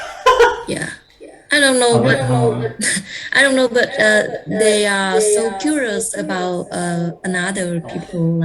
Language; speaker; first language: English; non-native, learner; Vietnamese